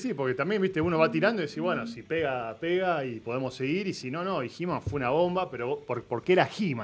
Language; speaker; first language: Spanish; native; Spanish